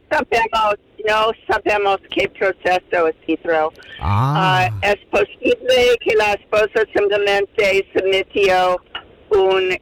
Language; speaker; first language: Spanish; non-native, fluent; English